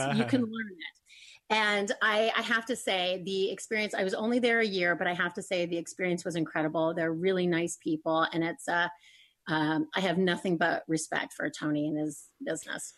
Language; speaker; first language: English; native; English